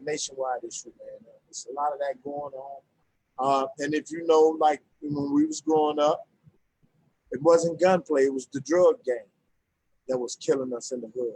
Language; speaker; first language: English; native; English